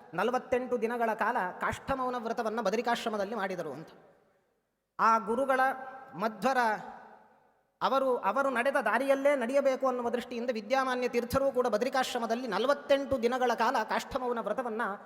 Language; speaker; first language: Kannada; non-native, local second language; Konkani